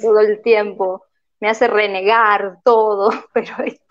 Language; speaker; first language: Spanish; native; Spanish